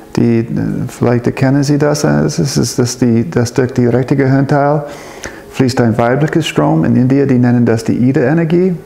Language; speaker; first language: German; non-native, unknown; English